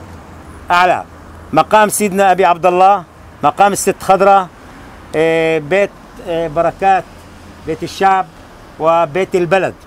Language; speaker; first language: Arabic; native; Arabic